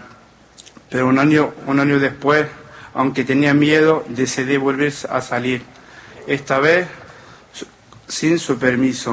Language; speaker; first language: Spanish; non-native, fluent; Arabic